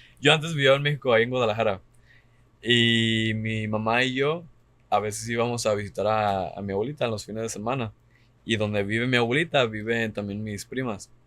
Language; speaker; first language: Spanish; early bilingual, heritage; Spanish